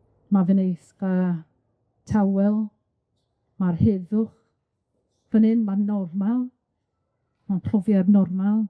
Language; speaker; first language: Welsh; non-native, local second language; English